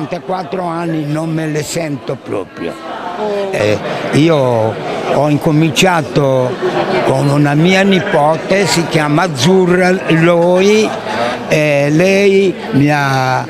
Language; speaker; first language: Italian; non-native, local second language; Sardinian